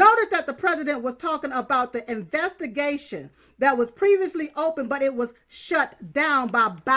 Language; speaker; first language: English; native; English